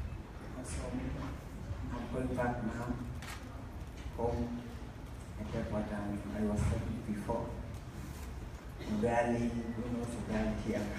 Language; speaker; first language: English; non-native, learner; Kalenjin